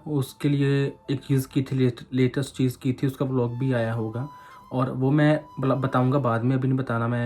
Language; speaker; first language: Hindi; non-native, local second language; Punjabi